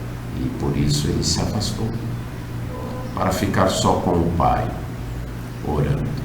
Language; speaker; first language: Portuguese; native; Portuguese